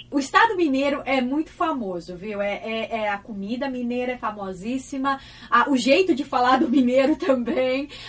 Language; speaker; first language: Portuguese; native; Portuguese